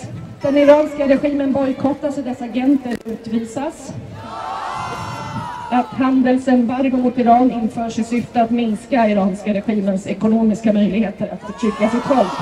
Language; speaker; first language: Swedish; native; Swedish